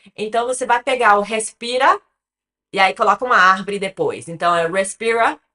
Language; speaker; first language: Portuguese; early bilingual, other home language; English